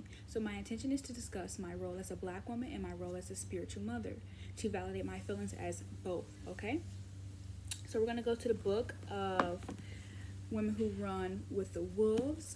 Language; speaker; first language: English; native; English